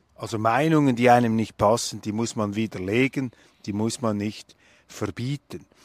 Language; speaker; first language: German; native; German